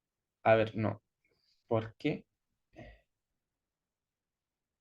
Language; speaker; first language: Spanish; native; Spanish